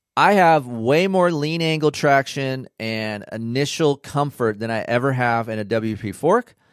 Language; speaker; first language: English; native; English